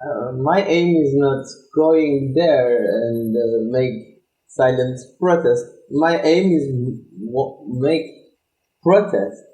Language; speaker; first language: English; non-native, learner; Turkish